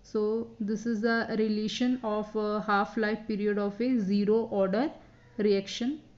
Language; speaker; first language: English; non-native, local second language; Punjabi